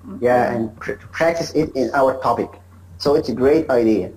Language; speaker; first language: English; non-native, learner; Arabic